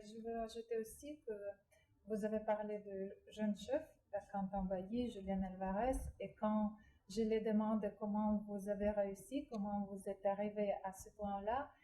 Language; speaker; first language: French; non-native, fluent; Russian